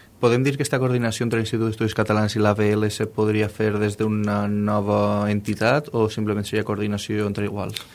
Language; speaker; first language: Catalan; native; Catalan